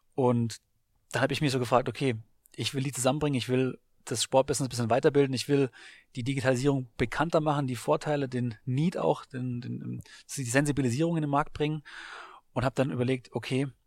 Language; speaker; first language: German; native; German